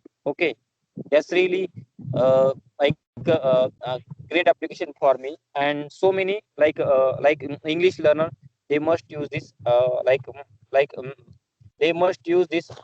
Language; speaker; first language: English; non-native, learner; Marathi